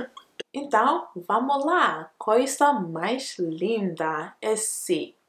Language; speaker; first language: Portuguese; non-native, learner; Akan